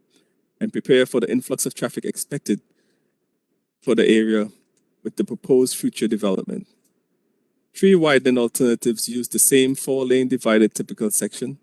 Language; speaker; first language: English; native; English